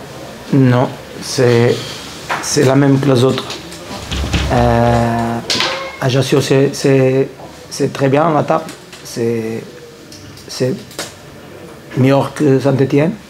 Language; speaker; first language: French; non-native, learner; Portuguese